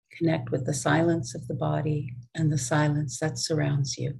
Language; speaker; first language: English; native; English